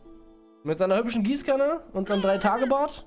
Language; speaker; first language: German; native; German